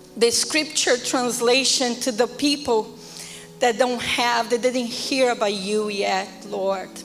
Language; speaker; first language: English; non-native, fluent; Portuguese